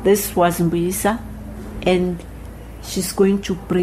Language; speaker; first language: English; non-native, local second language; Zulu